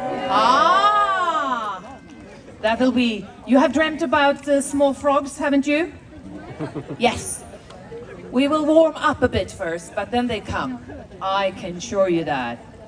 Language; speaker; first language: English; non-native, fluent; Swedish